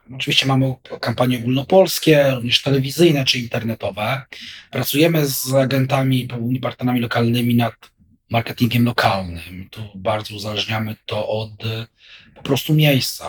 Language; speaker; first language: Polish; native; Polish